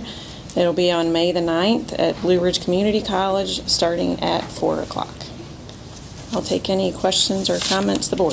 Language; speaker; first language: English; native; English